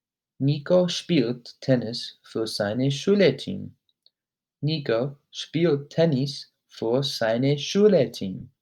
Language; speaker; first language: German; non-native, learner; English